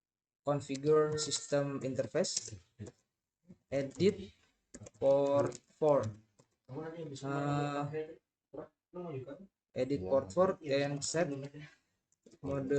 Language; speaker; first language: English; non-native, learner; Indonesian